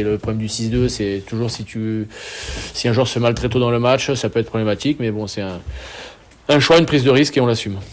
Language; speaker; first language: French; native; French